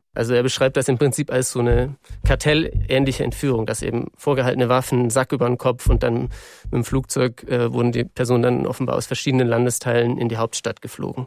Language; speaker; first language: German; native; German